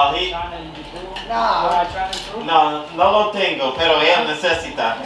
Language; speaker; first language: Spanish; non-native, learner; English